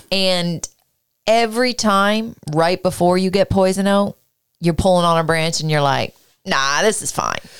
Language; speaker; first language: English; native; English